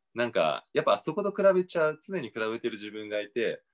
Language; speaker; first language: Japanese; native; Japanese